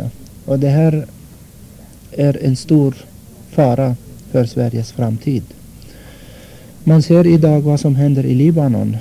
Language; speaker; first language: Swedish; non-native, fluent; Armenian